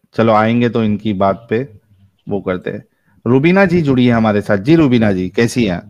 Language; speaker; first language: Hindi; native; Hindi